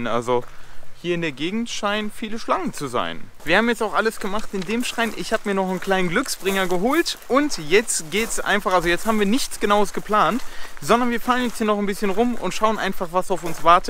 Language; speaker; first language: German; native; German